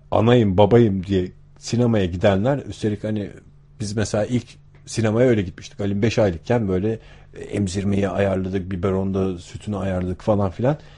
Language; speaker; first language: Turkish; native; Turkish